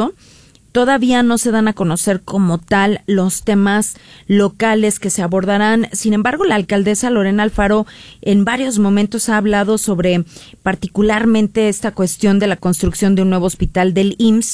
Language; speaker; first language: Spanish; native; Spanish